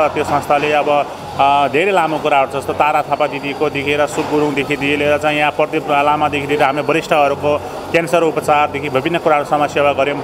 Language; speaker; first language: Nepali; non-native, local second language; Sherpa